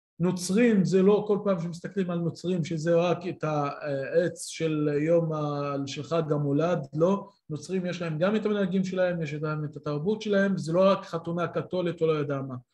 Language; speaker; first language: Hebrew; non-native, local second language; Arabic